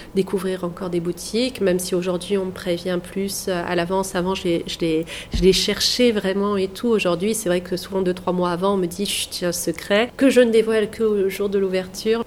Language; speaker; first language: French; native; French